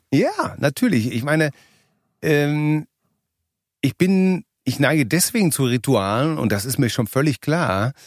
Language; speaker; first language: German; native; German